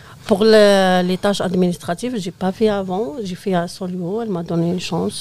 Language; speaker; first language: French; non-native, fluent; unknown